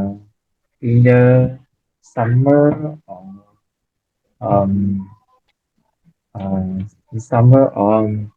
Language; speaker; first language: English; non-native, learner; Vietnamese